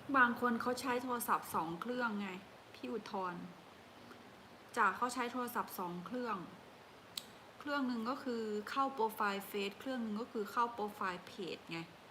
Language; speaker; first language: Thai; native; Thai